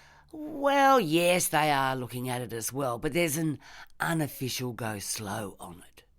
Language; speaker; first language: English; native; English